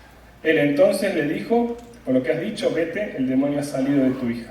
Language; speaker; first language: Spanish; native; Spanish